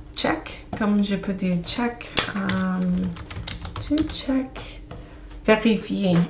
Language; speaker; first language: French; non-native, learner; English